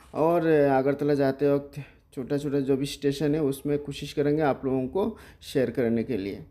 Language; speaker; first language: Hindi; non-native, local second language; Bangla